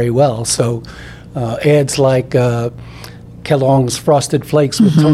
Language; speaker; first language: English; native; English